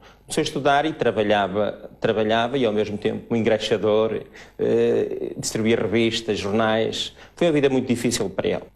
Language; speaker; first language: Portuguese; native; Portuguese